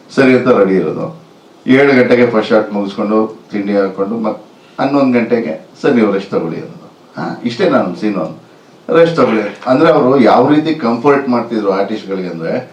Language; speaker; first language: Kannada; native; Kannada